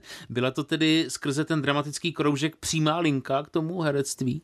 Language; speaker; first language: Czech; native; Czech